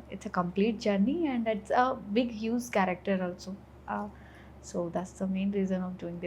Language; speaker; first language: Telugu; non-native, fluent; Odia